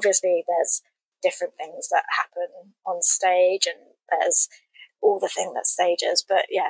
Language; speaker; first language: English; native; English